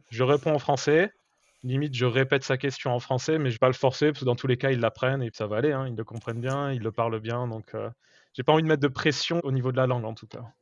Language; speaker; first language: French; native; French